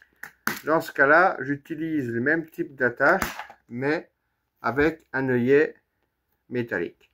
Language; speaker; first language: French; native; French